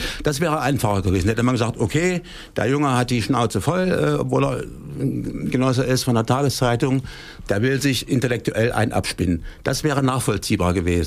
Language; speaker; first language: German; native; German